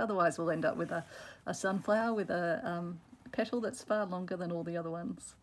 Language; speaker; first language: English; native; English